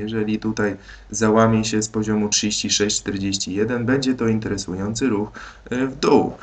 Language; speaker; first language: Polish; native; Polish